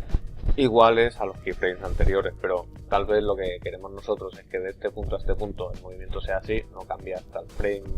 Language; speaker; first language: Spanish; native; Spanish